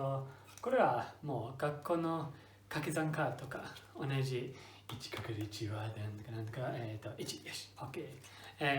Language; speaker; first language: Japanese; non-native, fluent; English